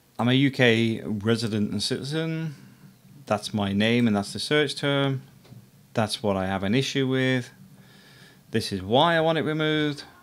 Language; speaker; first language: English; native; English